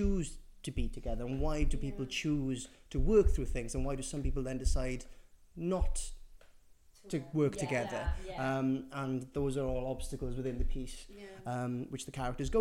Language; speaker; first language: English; native; English